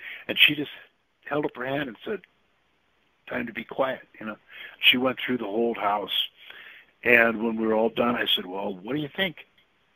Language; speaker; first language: English; native; English